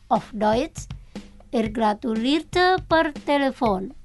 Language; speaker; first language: German; non-native, fluent; Indonesian